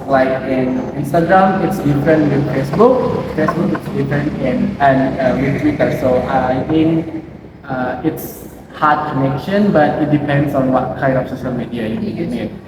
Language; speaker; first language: English; non-native, learner; Indonesian